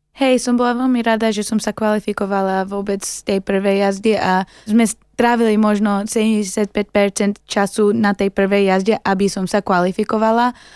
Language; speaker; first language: Slovak; early bilingual, heritage; Slovak